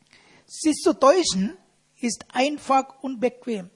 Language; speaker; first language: German; non-native, fluent; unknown